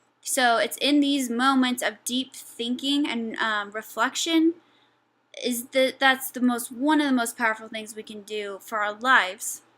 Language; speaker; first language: English; native; English